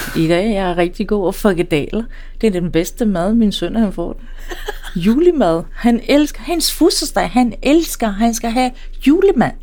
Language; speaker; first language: Danish; non-native, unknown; Swahili